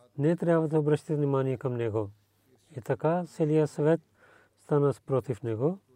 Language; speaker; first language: Bulgarian; non-native, learner; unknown